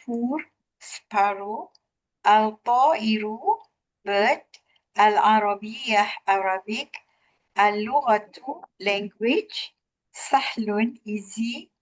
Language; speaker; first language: Arabic; non-native, learner; Malay